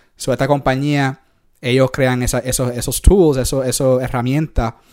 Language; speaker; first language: Spanish; early bilingual, heritage; Spanish